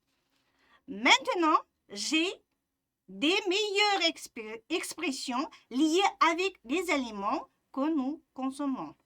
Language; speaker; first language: French; non-native, fluent; Uzbek